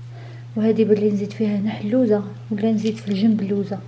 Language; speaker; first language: Arabic; native; Arabic